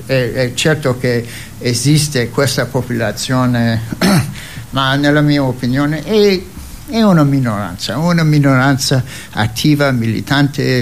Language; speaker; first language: Italian; non-native, fluent; English